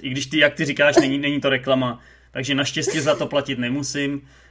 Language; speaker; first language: Czech; native; Czech